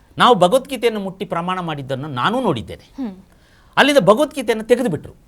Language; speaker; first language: Kannada; non-native, local second language; Kodava